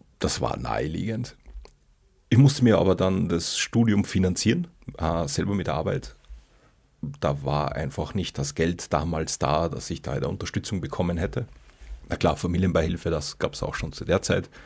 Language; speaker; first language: German; native; German